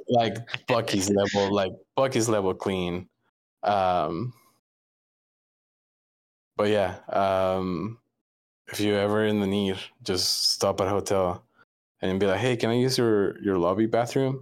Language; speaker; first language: English; non-native, fluent; Spanish